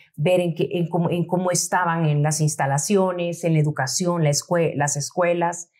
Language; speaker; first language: Spanish; native; Spanish